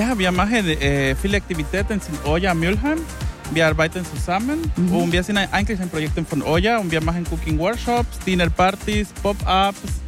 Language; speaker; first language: German; non-native, learner; Spanish